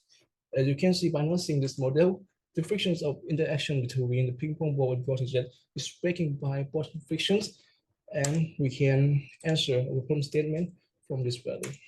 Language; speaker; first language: English; non-native, learner; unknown